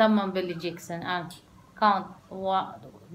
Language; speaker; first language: Turkish; non-native, learner; Filipino